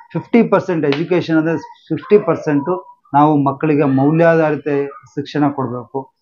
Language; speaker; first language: Kannada; native; Kannada